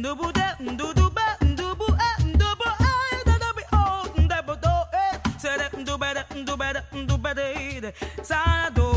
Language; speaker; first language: French; non-native, fluent; English